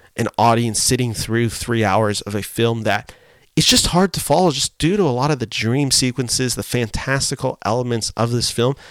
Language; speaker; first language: English; early bilingual, other home language; Spanish